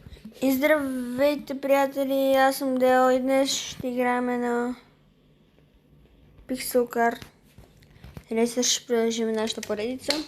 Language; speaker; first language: Bulgarian; native; Bulgarian